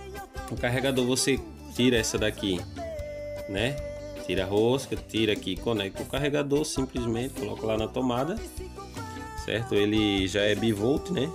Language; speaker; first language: Portuguese; native; Portuguese